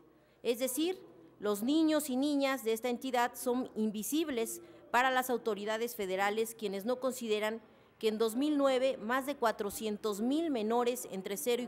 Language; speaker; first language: Spanish; native; Spanish